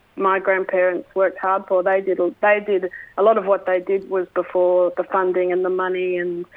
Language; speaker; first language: English; native; English